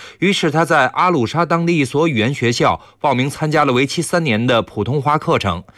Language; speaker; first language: Chinese; native; Chinese